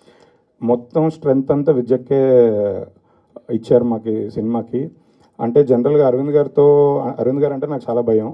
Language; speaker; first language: Telugu; native; Telugu